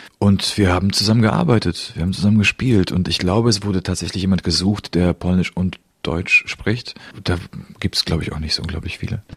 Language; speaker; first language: German; early bilingual, other home language; Polish